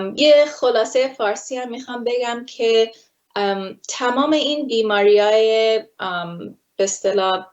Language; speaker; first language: Persian; early bilingual, heritage; Persian